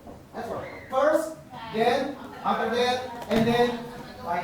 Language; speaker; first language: English; non-native, learner; Indonesian